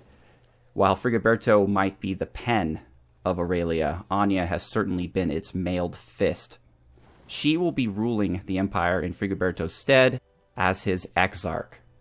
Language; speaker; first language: English; native; English